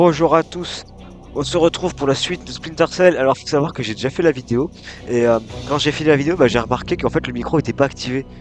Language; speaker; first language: French; native; French